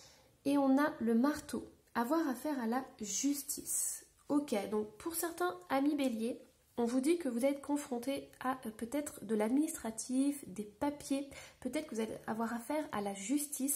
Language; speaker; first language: French; native; French